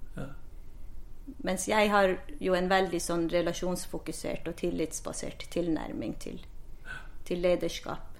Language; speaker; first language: Norwegian; non-native, local second language; Northern Sami